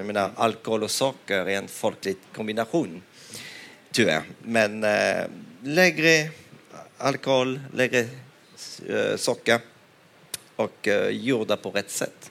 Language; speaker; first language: Swedish; non-native, fluent; French